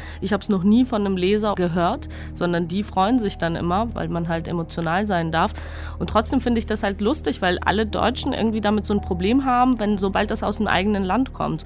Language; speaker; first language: German; non-native, fluent; Georgian